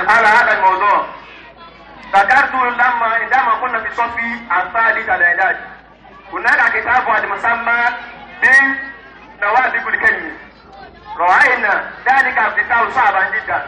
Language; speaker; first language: Arabic; non-native, learner; Yoruba